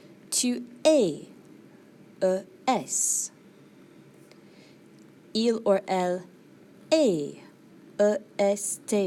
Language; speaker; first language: French; non-native, fluent; English